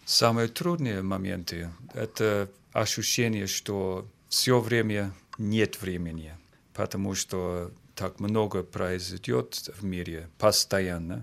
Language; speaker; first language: Russian; non-native, fluent; Finnish